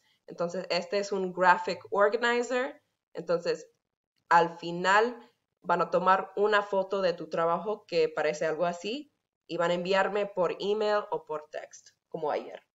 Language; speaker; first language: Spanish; non-native, fluent; English